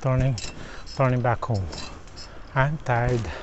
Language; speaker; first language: English; non-native, local second language; Filipino